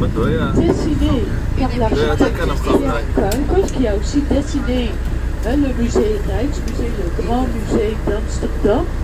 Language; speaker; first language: French; non-native, fluent; Dutch